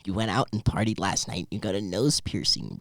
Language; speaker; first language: English; native; English